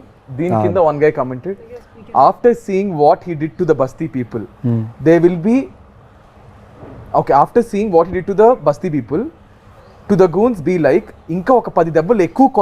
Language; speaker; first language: Telugu; native; Telugu